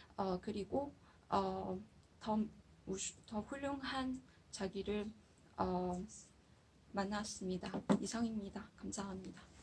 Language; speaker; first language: Korean; non-native, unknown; Chinese